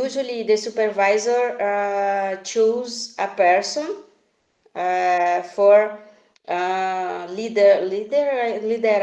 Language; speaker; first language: English; non-native, learner; Portuguese